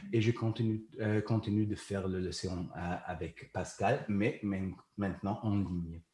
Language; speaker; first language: French; non-native, learner; German